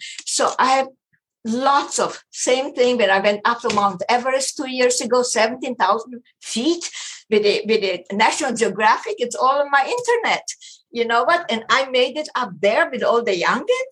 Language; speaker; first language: English; non-native, fluent; German